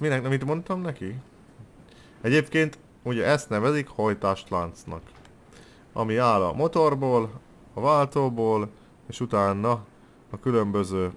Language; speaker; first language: Hungarian; native; Hungarian